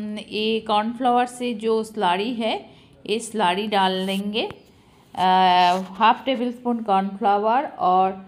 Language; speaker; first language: Hindi; non-native, local second language; Bangla